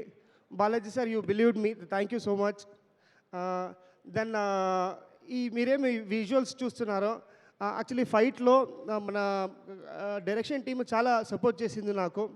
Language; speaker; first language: Telugu; non-native, local second language; Kannada